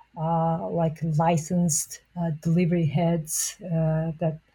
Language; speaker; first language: English; non-native, fluent; Mongolian